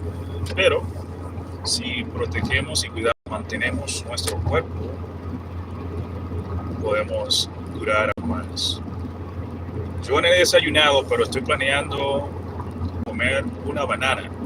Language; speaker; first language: Spanish; early bilingual, heritage; Spanish